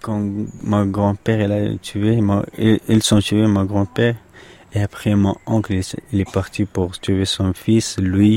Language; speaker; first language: French; non-native, learner; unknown